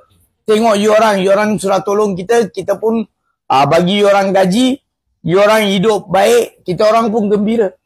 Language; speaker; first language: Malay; non-native, local second language; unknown